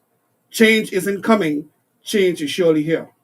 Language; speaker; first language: English; native; English